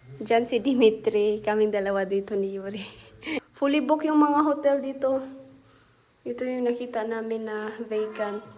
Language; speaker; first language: Filipino; non-native, local second language; Cebuano